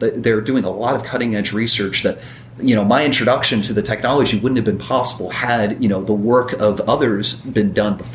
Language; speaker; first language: English; native; English